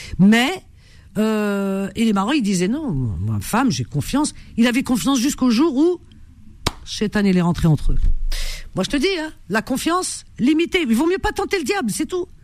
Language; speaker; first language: French; native; French